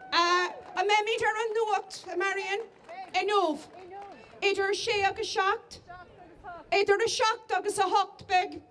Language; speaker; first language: Irish; native; Irish